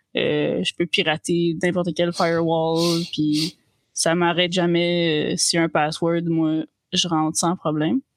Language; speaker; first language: French; native; French